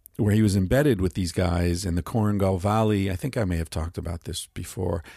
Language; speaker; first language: English; native; English